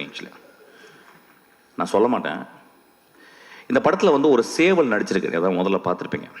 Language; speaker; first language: Tamil; native; Tamil